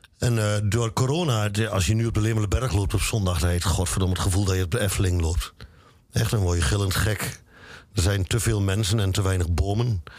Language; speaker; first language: Dutch; native; Dutch